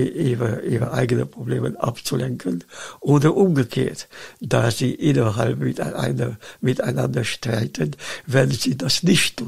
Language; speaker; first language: German; non-native, fluent; Dutch